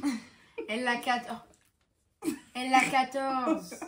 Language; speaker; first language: French; native; French